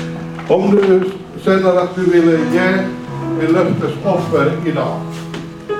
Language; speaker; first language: Swedish; non-native, fluent; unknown